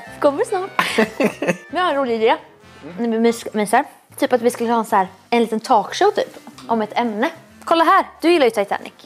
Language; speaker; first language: Swedish; native; Swedish